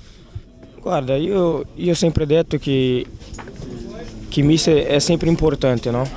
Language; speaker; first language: Italian; non-native, fluent; Portuguese